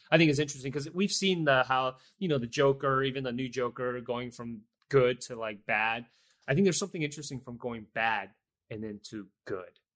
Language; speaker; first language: English; early bilingual, other home language; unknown